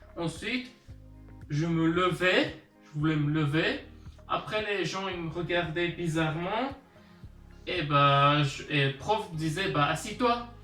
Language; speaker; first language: French; early bilingual, other home language; Armenian